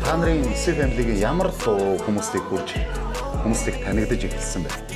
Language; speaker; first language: Mongolian; native; Mongolian